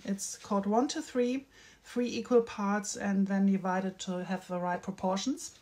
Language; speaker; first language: English; non-native, fluent; German